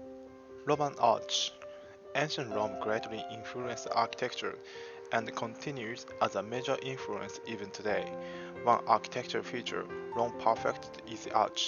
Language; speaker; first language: English; non-native, fluent; Japanese